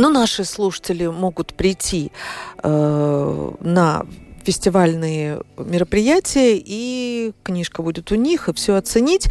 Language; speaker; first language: Russian; native; Russian